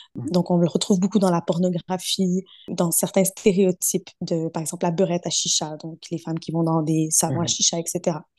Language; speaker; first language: French; early bilingual, other home language; Arabic